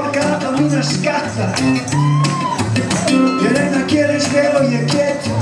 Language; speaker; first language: Icelandic; non-native, learner; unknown